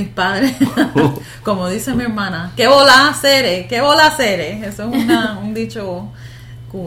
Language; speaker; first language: Spanish; early bilingual, heritage; Spanish